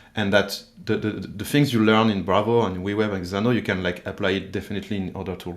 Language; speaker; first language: English; non-native, fluent; French